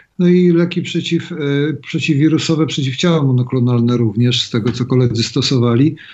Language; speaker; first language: Polish; native; Polish